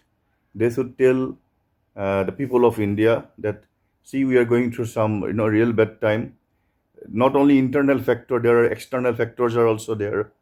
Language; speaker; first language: English; non-native, local second language; Assamese